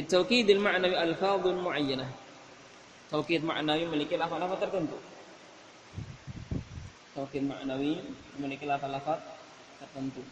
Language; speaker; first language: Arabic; non-native, fluent; Indonesian